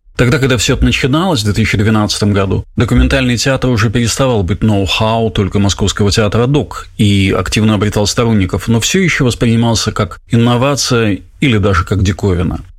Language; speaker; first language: Russian; native; Russian